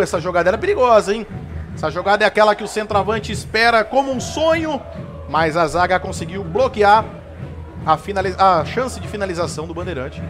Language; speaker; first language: Portuguese; native; Portuguese